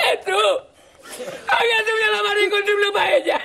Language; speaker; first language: Spanish; native; Spanish